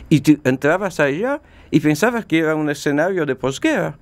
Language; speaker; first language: Spanish; non-native, fluent; Polish